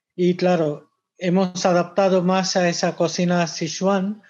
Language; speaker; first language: Spanish; non-native, fluent; Bangla